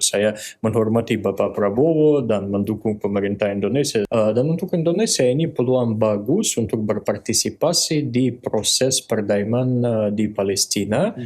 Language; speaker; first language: Indonesian; non-native, fluent; Russian